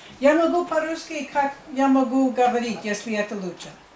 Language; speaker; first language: Russian; non-native, learner; English